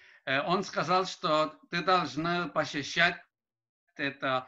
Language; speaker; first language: Russian; non-native, learner; Estonian